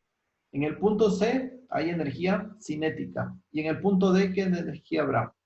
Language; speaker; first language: Spanish; native; Spanish